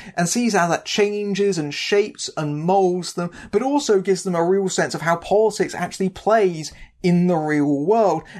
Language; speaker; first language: English; native; English